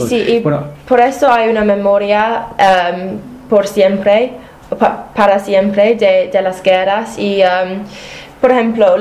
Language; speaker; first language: Spanish; non-native, fluent; English